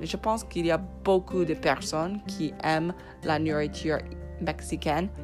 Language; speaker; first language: French; non-native, fluent; English